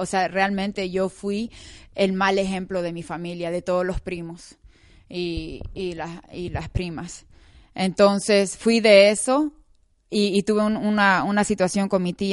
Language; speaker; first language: Spanish; early bilingual, heritage; Spanish